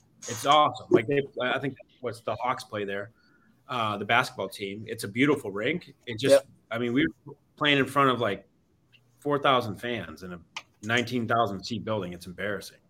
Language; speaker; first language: English; native; English